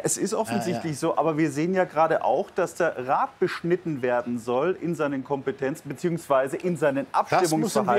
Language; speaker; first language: German; native; German